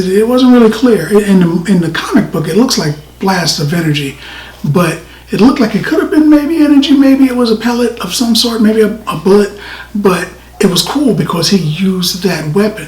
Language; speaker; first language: English; native; English